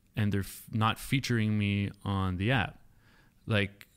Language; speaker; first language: English; native; English